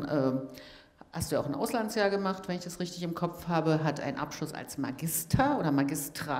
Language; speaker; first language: German; native; German